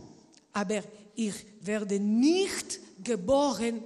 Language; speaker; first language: German; non-native, learner; Spanish